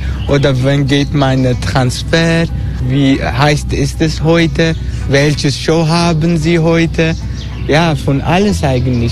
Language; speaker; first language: German; non-native, learner; Turkish